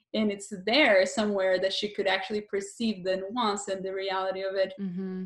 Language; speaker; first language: English; non-native, fluent; Portuguese